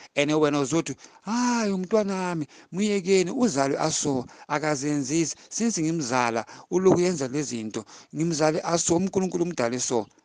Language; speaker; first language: Zulu; non-native, local second language; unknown